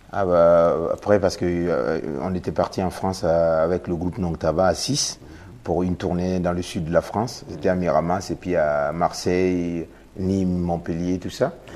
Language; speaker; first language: French; non-native, local second language; Mossi